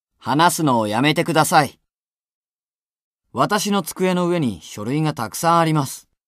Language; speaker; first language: Japanese; native; Japanese